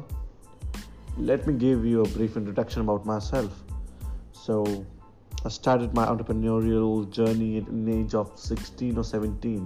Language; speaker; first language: English; non-native, local second language; Hindi